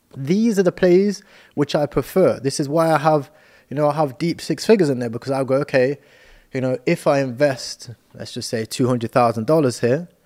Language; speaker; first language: English; native; English